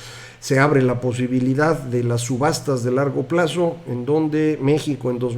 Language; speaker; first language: Spanish; native; Spanish